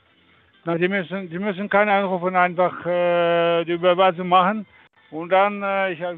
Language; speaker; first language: German; non-native, fluent; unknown